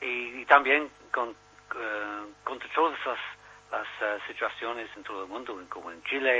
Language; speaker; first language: Spanish; non-native, learner; English